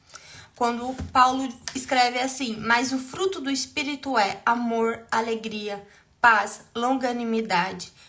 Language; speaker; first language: Portuguese; native; Portuguese